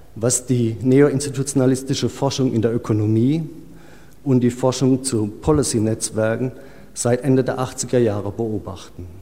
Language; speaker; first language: German; native; German